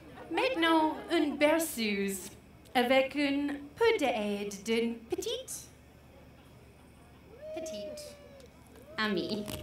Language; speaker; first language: French; non-native, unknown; English